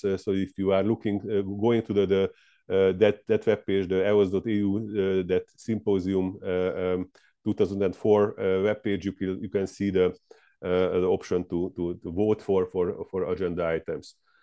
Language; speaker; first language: English; non-native, fluent; Hungarian